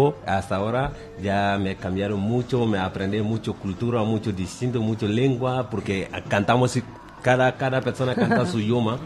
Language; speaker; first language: Spanish; non-native, learner; Bambara